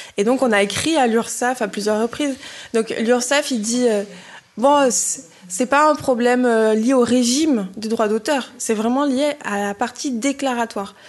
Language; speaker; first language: French; non-native, fluent; Bini